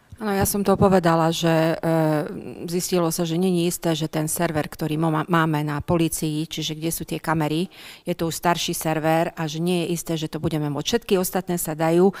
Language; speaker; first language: Slovak; native; Slovak